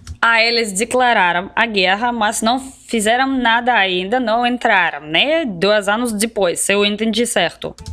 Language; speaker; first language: Portuguese; non-native, learner; Russian